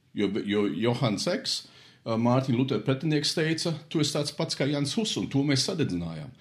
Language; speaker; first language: Latvian; early bilingual, heritage; Latvian